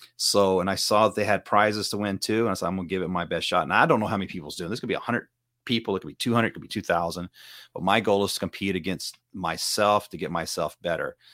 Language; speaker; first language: English; native; English